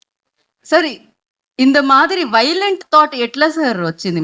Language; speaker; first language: Telugu; native; Telugu